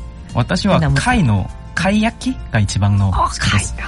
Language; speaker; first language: Japanese; non-native, learner; Korean